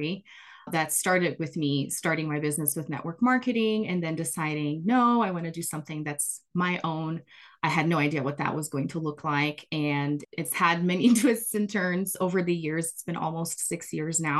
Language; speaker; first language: English; non-native, fluent; Portuguese